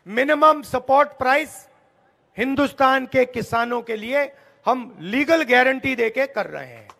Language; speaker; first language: Hindi; native; Hindi